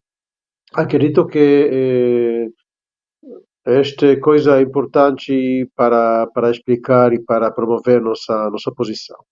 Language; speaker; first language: Portuguese; non-native, fluent; Hebrew